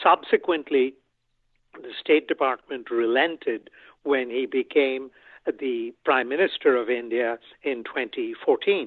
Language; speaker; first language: English; non-native, local second language; Bangla